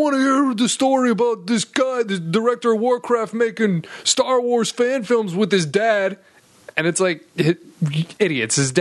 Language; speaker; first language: English; native; English